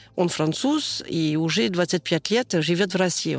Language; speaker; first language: Russian; non-native, learner; French